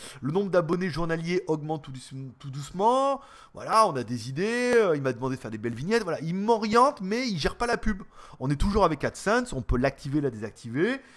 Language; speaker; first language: French; native; French